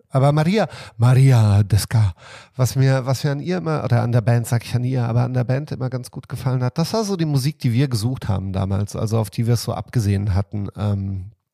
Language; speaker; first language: German; early bilingual, other home language; Serbian